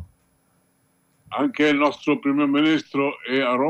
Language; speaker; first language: Italian; non-native, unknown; Hindi